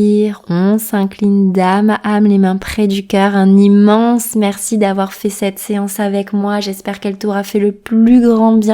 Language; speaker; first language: French; native; French